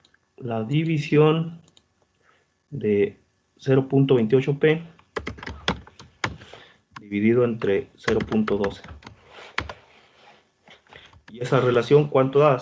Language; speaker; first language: Spanish; native; Spanish